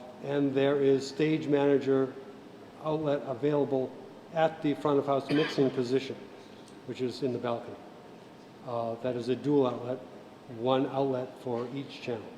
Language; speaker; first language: English; native; English